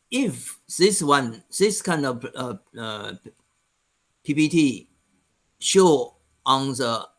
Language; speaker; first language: English; non-native, fluent; Chinese